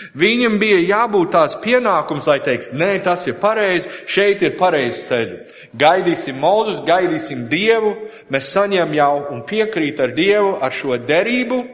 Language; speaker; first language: Latvian; non-native, fluent; English